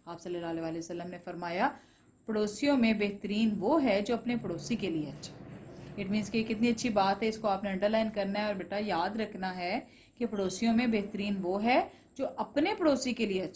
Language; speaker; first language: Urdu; non-native, local second language; Punjabi